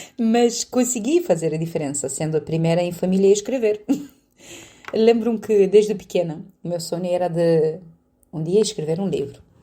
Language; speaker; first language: Portuguese; non-native, fluent; Romanian